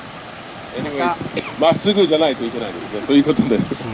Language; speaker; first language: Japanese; non-native, fluent; French